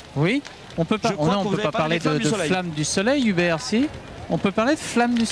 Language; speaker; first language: French; native; French